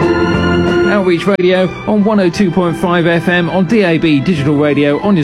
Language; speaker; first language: English; native; English